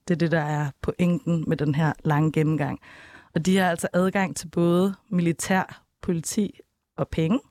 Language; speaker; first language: Danish; native; Danish